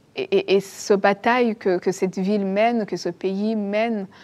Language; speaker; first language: French; non-native, local second language; Kinyarwanda